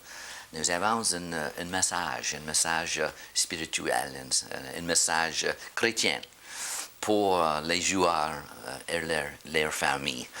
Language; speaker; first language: French; non-native, learner; English